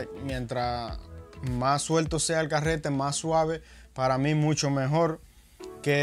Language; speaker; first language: Spanish; native; Spanish